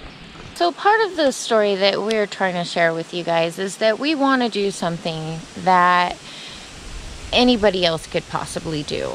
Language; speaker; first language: English; native; English